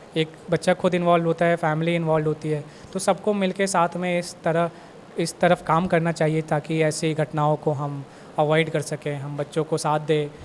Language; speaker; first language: Hindi; native; Hindi